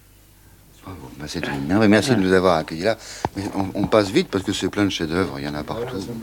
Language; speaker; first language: French; native; French